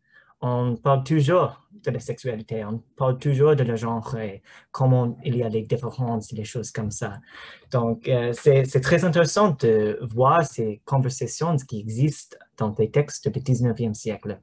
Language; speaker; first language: French; non-native, learner; English